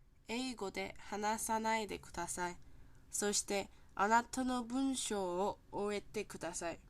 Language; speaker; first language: Japanese; non-native, learner; English